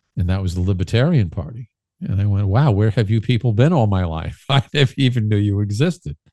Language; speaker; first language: English; native; English